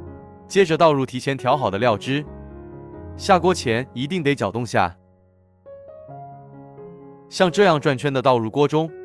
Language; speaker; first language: Chinese; native; Chinese